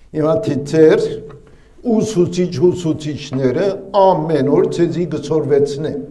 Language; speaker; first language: Armenian; native; Armenian